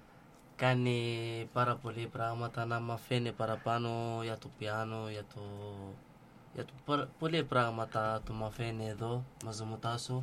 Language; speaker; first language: Greek; non-native, learner; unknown